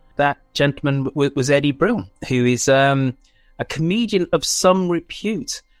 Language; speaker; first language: English; native; English